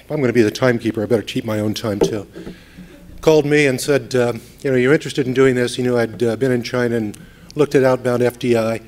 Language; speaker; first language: English; native; English